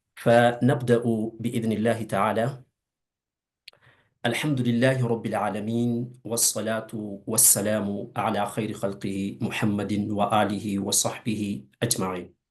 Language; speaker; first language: Arabic; non-native, fluent; Urdu